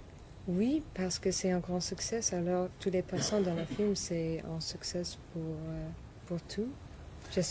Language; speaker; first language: French; non-native, learner; English